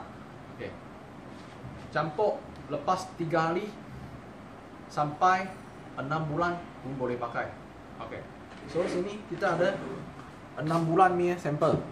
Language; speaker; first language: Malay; non-native, local second language; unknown